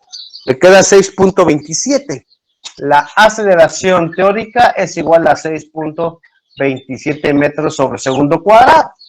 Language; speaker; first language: Spanish; native; Spanish